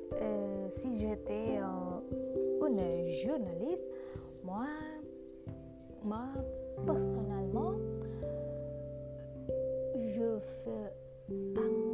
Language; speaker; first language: French; non-native, learner; Indonesian